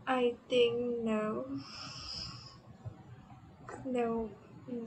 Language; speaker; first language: English; non-native, learner; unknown